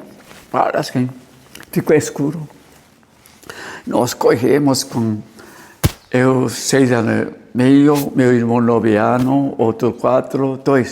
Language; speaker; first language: Portuguese; non-native, learner; Japanese